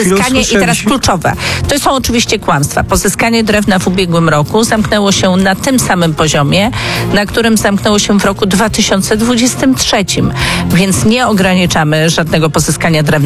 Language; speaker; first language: Polish; native; Polish